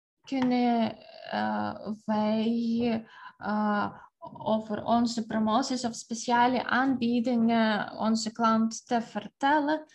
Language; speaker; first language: Dutch; non-native, fluent; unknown